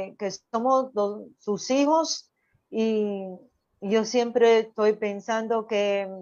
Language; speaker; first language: Spanish; early bilingual, other home language; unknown